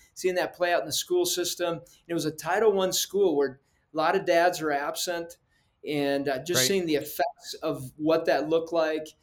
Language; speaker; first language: English; early bilingual, other home language; Spanish